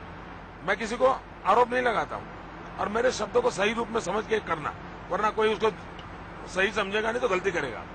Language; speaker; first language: Hindi; non-native, local second language; Gujarati